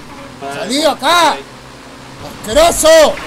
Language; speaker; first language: Spanish; native; Spanish